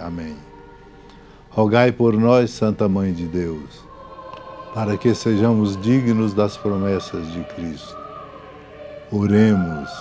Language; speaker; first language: Portuguese; native; Portuguese